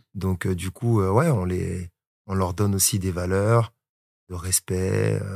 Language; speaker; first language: French; native; French